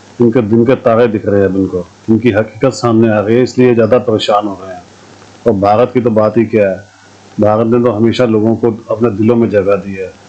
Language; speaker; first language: Hindi; native; Hindi